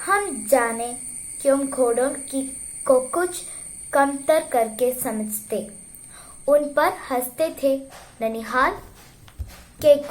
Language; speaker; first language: Hindi; non-native, local second language; Malayalam